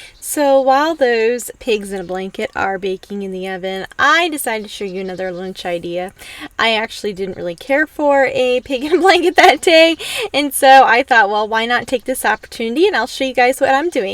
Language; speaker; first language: English; native; English